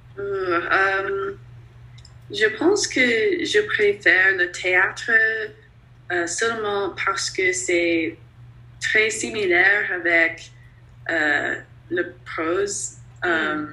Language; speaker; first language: French; non-native, learner; English